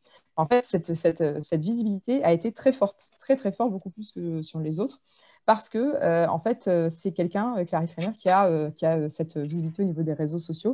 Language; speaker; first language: French; native; French